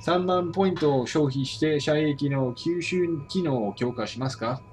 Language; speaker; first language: Japanese; non-native, learner; English